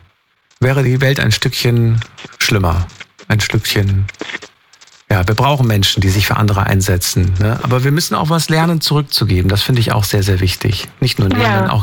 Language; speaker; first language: German; native; German